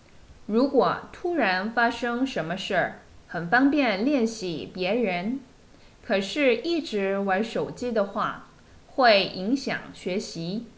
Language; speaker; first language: Chinese; non-native, fluent; Korean